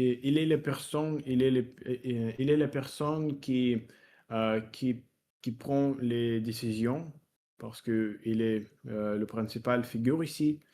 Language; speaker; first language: French; non-native, fluent; Russian